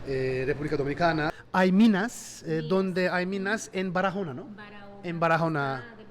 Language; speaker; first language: Spanish; non-native, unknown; Turkish